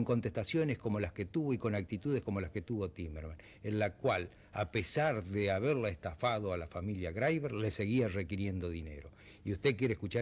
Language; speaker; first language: Spanish; native; Spanish